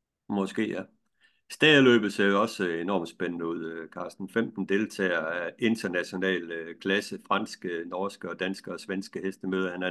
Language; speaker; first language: Danish; native; Danish